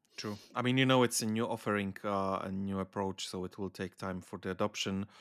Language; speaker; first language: English; non-native, fluent; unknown